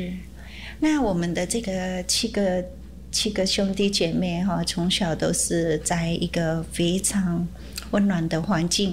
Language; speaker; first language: Chinese; early bilingual, heritage; Chinese